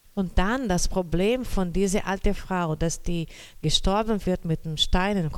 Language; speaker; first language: German; non-native, learner; Portuguese